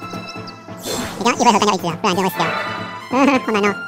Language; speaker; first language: Chinese; native; Chinese